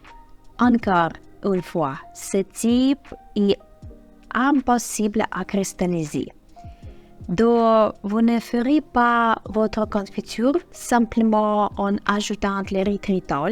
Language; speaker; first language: French; non-native, fluent; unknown